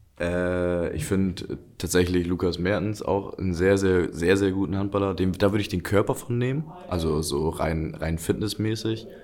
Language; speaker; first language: German; early bilingual, other home language; Russian